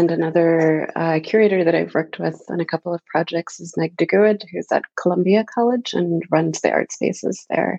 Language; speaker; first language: English; native; English